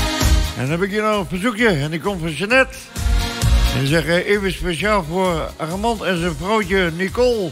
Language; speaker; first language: Dutch; native; Dutch